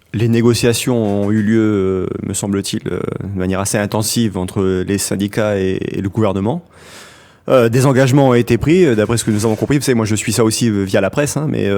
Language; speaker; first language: French; native; French